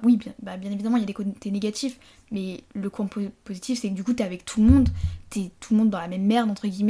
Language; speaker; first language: French; native; French